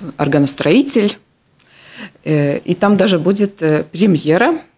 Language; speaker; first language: Russian; non-native, local second language; Latvian